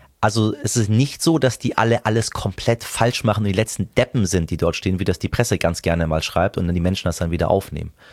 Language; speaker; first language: German; early bilingual, other home language; Persian